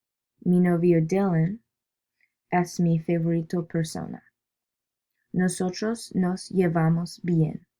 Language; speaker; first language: Spanish; non-native, learner; English